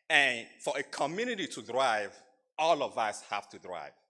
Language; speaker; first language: English; non-native, fluent; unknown